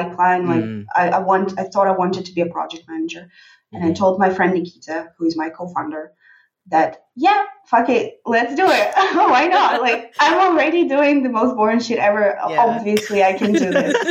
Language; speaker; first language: English; non-native, fluent; Russian